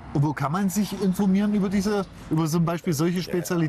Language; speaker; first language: German; native; German